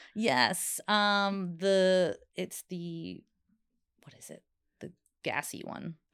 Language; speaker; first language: English; native; English